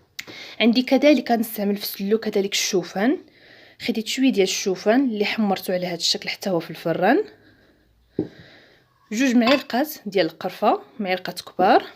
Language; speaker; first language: Arabic; native; Arabic